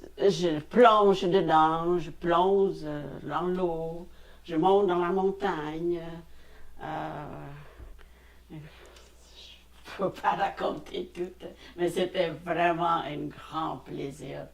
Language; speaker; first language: French; non-native, fluent; Khmer